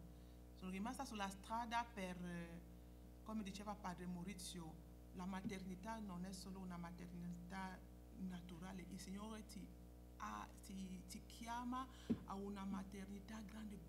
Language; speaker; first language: Italian; non-native, fluent; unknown